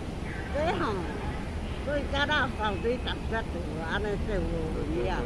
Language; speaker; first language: Chinese; native; Chinese